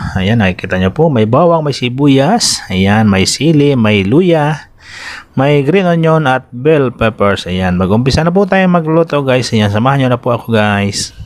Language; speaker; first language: Filipino; non-native, local second language; Cebuano